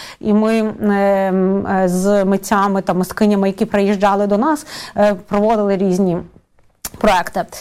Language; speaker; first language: Ukrainian; native; Ukrainian